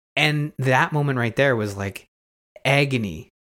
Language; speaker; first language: English; native; English